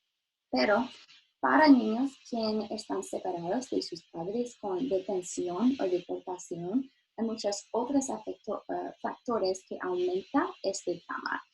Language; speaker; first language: Spanish; non-native, learner; English